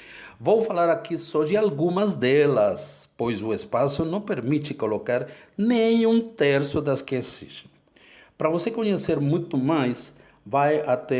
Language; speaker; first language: Portuguese; non-native, fluent; Spanish